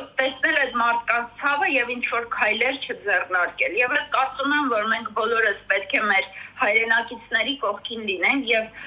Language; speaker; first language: Armenian; native; Armenian